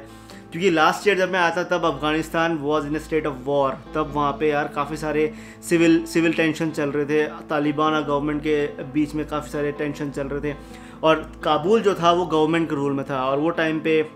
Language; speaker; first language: Hindi; native; Hindi